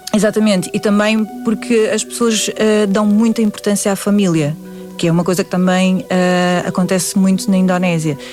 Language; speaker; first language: Portuguese; early bilingual, other home language; English